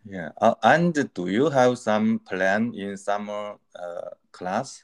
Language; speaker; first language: English; non-native, learner; Chinese